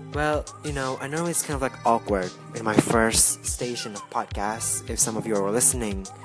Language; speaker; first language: English; non-native, learner; Indonesian